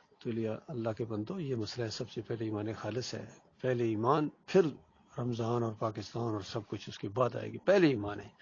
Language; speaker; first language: Urdu; non-native, local second language; Punjabi